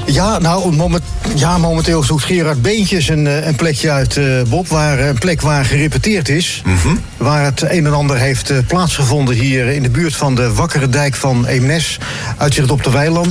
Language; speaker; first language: Dutch; native; Dutch